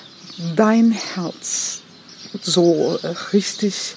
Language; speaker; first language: German; non-native, fluent; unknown